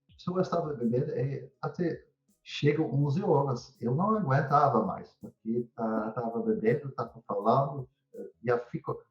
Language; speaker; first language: Portuguese; non-native, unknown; Dutch